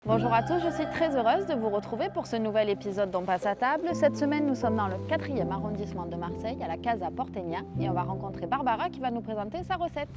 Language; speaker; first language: French; native; French